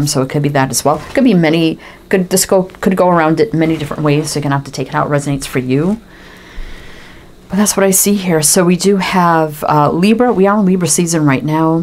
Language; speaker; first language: English; native; English